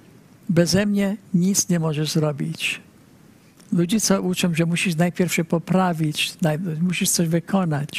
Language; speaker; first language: Polish; early bilingual, heritage; Polish